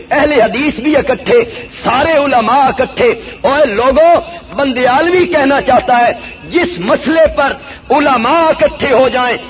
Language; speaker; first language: Urdu; non-native, local second language; Punjabi